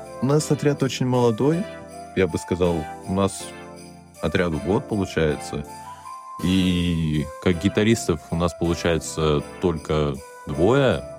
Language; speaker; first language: Russian; native; Russian